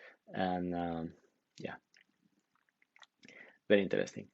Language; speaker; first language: English; non-native, fluent; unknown